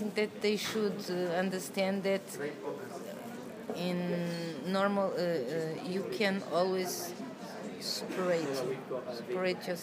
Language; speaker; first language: English; non-native, learner; Portuguese